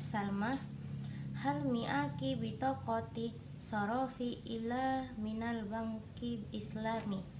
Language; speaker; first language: Arabic; non-native, learner; Indonesian